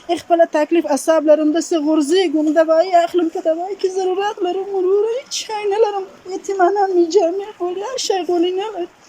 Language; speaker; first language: Pashto; non-native, local second language; Persian